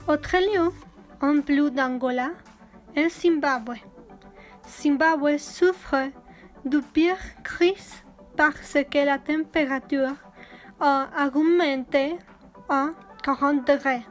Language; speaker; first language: French; non-native, learner; Spanish